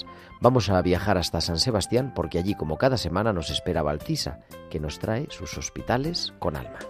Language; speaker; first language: Spanish; native; Spanish